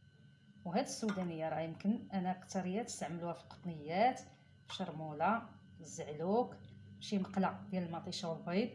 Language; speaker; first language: Arabic; native; Arabic